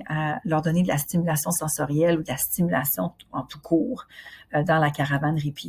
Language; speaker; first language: French; native; French